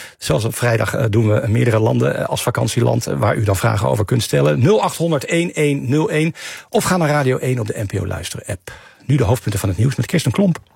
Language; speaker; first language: Dutch; native; Dutch